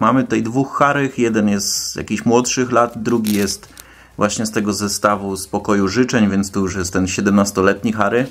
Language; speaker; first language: Polish; native; Polish